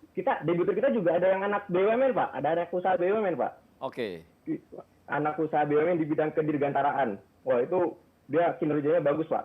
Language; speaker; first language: Indonesian; native; Indonesian